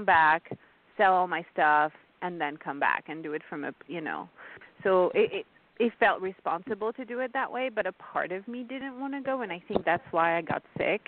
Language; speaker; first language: English; non-native, fluent; French